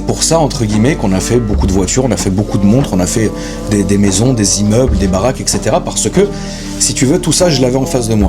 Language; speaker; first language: French; native; French